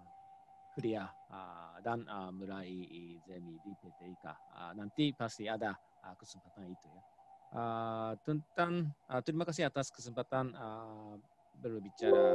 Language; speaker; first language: Indonesian; non-native, fluent; Japanese